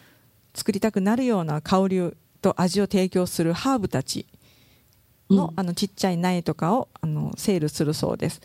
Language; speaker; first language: Japanese; native; Japanese